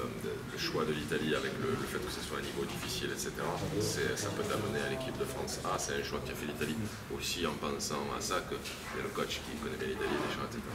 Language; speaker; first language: French; non-native, fluent; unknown